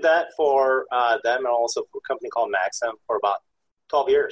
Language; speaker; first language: English; early bilingual, other home language; Korean